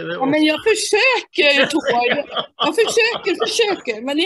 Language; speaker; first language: Swedish; native; Swedish